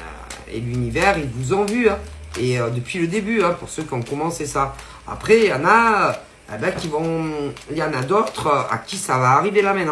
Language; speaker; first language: French; native; French